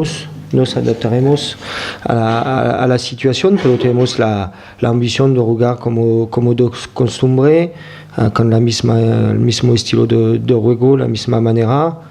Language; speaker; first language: Spanish; non-native, fluent; French